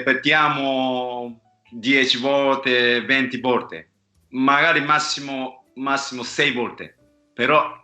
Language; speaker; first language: Italian; non-native, learner; Japanese